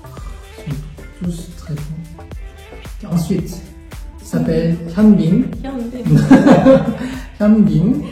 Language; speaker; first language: French; non-native, fluent; Korean